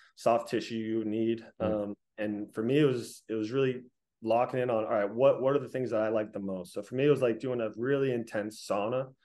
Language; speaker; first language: English; native; English